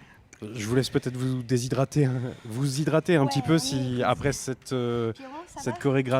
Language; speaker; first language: French; native; French